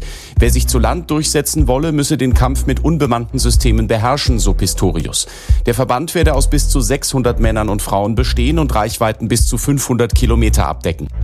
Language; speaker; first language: German; native; German